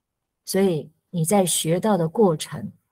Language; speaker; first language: Chinese; native; Chinese